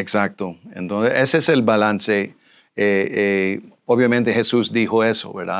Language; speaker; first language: Spanish; non-native, fluent; English